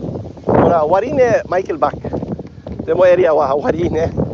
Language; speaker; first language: Japanese; non-native, learner; English